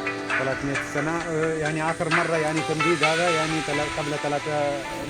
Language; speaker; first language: Arabic; non-native, learner; Malayalam